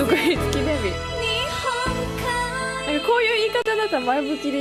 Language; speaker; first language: Japanese; native; Japanese